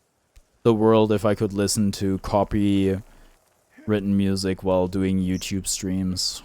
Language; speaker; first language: English; native; English